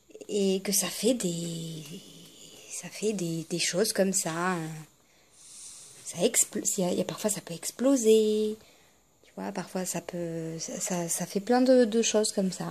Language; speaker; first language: French; native; French